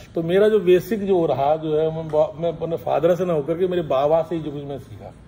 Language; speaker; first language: Hindi; native; Hindi